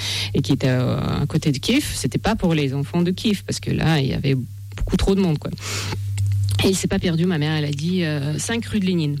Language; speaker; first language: French; non-native, fluent; Russian